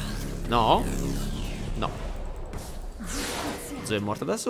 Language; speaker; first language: Italian; native; Italian